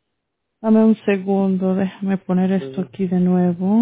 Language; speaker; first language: Spanish; early bilingual, heritage; Spanish